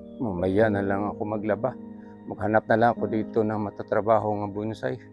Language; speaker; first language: Filipino; non-native, local second language; Cebuano